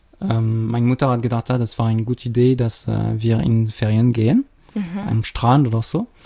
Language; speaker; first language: German; non-native, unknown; French